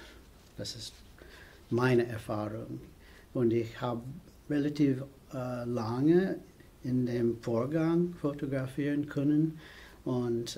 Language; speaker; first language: German; non-native, fluent; English